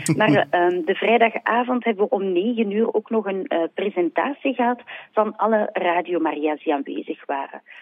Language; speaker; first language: Dutch; native; Dutch